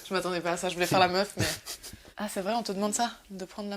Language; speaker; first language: French; native; French